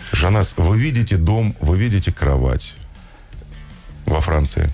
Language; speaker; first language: Russian; native; Russian